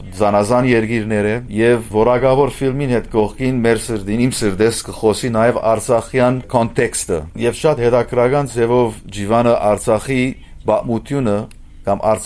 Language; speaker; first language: Armenian; early bilingual, heritage; Armenian